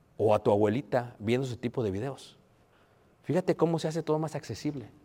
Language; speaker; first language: Spanish; early bilingual, heritage; Spanish